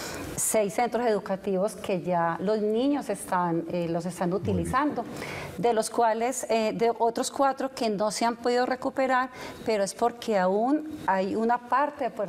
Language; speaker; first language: Spanish; native; Spanish